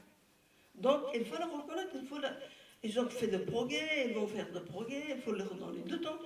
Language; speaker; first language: French; non-native, fluent; Persian